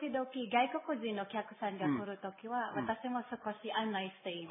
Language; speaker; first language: Japanese; non-native, learner; Filipino